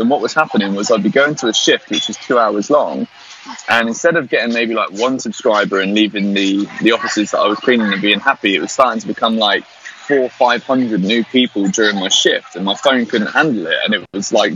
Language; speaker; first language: English; native; English